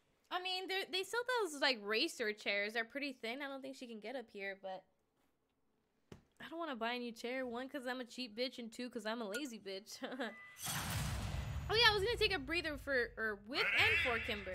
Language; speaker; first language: English; early bilingual, other home language; Spanish